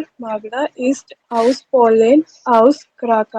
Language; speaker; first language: German; non-native, learner; Hindi